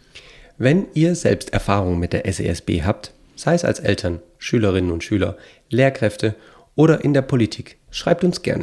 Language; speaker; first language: German; native; German